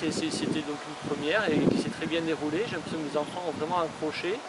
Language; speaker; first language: French; native; French